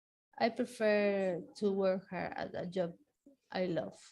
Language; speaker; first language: English; non-native, learner; Spanish